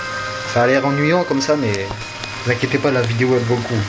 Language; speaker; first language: French; native; French